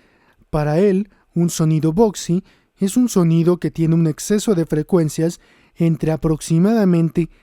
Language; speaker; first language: Spanish; native; Spanish